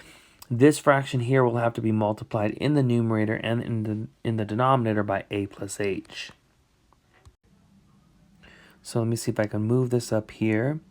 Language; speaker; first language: English; native; English